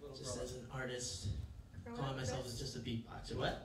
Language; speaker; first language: English; native; English